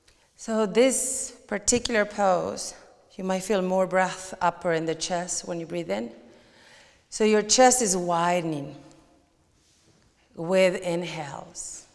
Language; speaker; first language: English; non-native, fluent; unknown